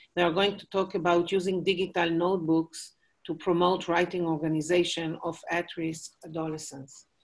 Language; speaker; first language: English; non-native, fluent; Hebrew